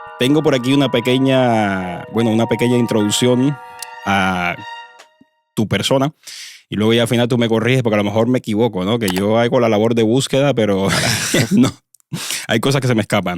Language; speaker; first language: Spanish; native; Spanish